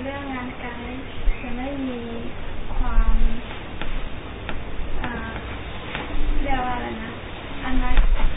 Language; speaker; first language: Thai; non-native, fluent; Chinese